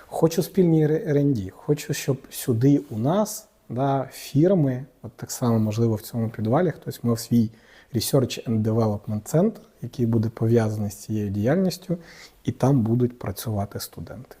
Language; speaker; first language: Ukrainian; native; Ukrainian